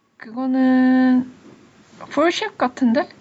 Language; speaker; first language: Korean; early bilingual, heritage; Korean